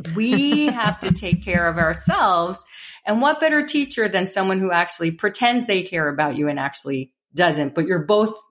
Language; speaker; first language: English; native; English